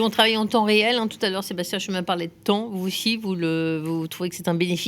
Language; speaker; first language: French; native; French